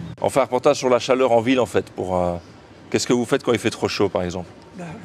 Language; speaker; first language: French; native; French